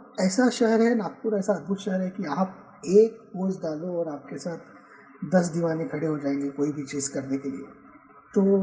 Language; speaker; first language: Hindi; non-native, local second language; Marathi